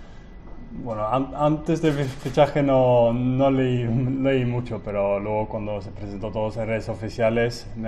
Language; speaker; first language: Spanish; non-native, fluent; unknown